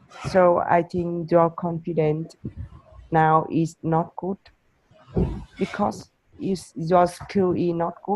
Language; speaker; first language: English; non-native, learner; Vietnamese